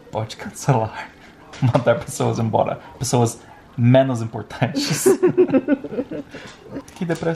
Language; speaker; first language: Portuguese; non-native, fluent; English